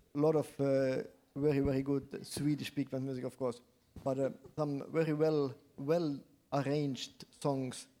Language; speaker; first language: English; non-native, fluent; Estonian